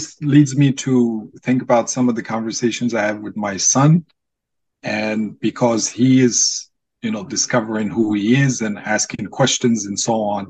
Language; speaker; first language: English; non-native, fluent; Arabic